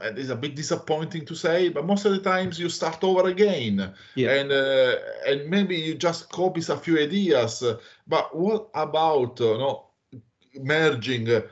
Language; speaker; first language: English; non-native, fluent; Italian